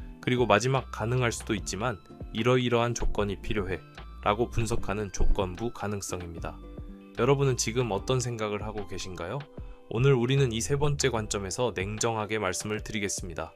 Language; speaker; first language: Korean; native; Korean